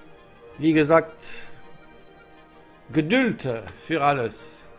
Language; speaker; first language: German; non-native, learner; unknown